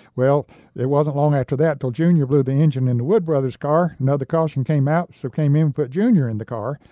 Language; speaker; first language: English; native; English